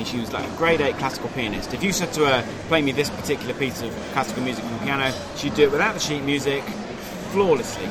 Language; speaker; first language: English; native; English